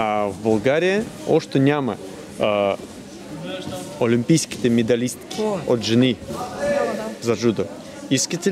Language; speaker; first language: Bulgarian; non-native, learner; Russian